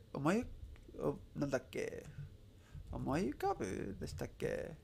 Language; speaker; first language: Japanese; non-native, learner; Spanish